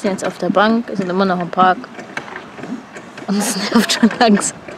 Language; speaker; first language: German; native; German